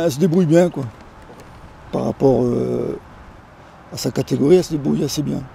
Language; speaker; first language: French; native; French